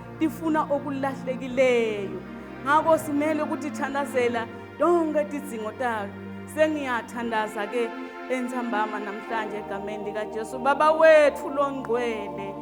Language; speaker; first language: Zulu; non-native, local second language; Swati